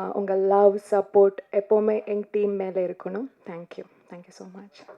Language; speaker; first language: Tamil; non-native, learner; Kannada